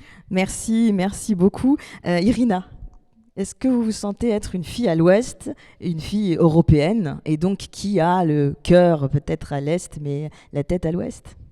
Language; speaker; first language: French; native; French